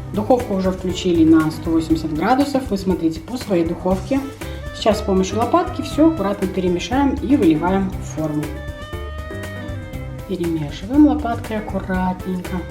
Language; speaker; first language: Russian; native; Russian